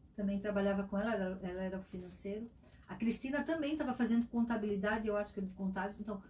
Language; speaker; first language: Portuguese; native; Portuguese